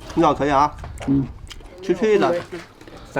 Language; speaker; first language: Chinese; native; Chinese